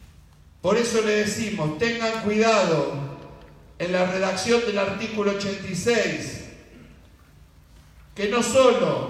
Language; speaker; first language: Spanish; native; Spanish